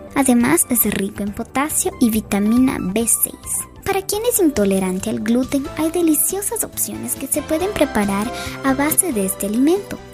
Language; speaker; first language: Spanish; native; Spanish